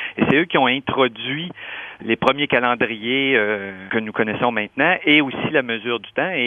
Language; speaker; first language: French; native; French